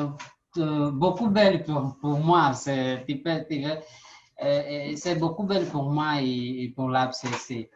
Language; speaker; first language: French; non-native, learner; Portuguese